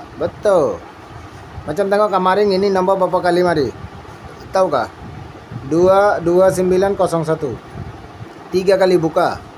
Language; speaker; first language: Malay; non-native, learner; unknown